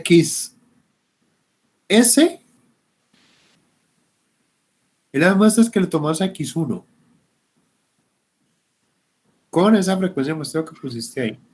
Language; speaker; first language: Spanish; native; Spanish